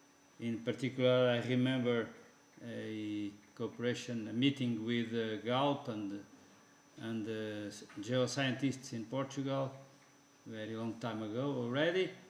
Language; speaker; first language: English; non-native, fluent; Portuguese